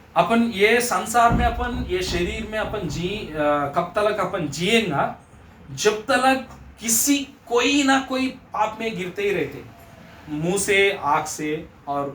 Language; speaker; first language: Hindi; non-native, local second language; Telugu